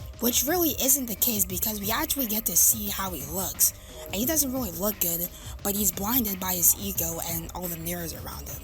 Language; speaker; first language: English; native; English